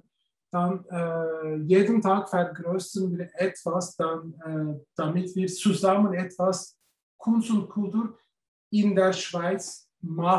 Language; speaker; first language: German; non-native, learner; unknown